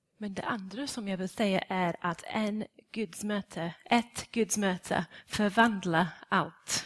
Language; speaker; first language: Swedish; non-native, fluent; English